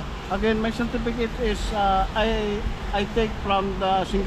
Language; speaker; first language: English; non-native, learner; Filipino